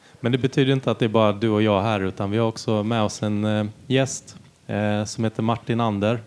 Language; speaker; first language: Swedish; native; Swedish